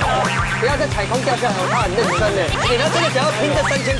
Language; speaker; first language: Chinese; native; Chinese